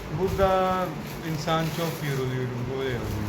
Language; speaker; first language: Turkish; non-native, learner; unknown